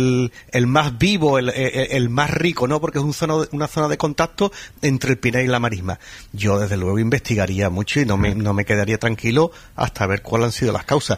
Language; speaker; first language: Spanish; native; Spanish